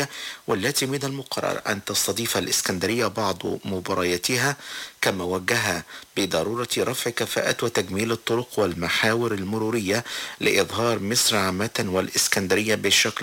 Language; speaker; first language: Arabic; native; Arabic